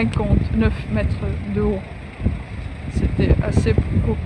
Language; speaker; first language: French; non-native, learner; Estonian